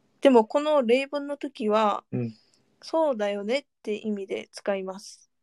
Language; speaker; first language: Japanese; non-native, fluent; Korean